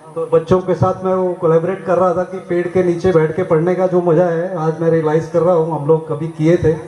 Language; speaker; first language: Hindi; non-native, local second language; Dogri